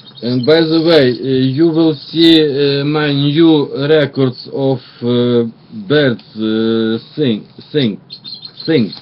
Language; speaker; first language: English; non-native, learner; Russian